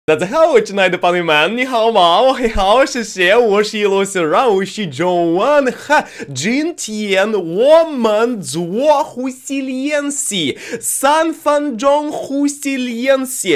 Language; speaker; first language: Chinese; non-native, learner; Russian